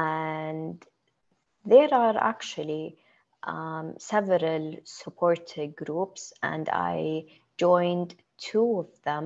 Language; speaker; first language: English; non-native, fluent; Arabic